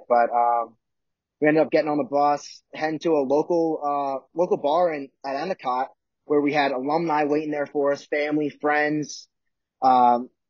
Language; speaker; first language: English; native; English